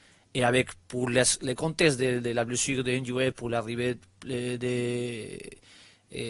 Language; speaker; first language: French; non-native, learner; Spanish